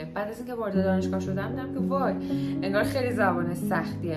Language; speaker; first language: Persian; native; Persian